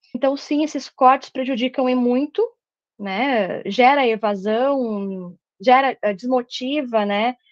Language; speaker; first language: Portuguese; native; Portuguese